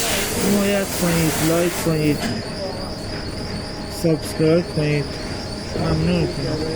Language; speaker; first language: Persian; native; Persian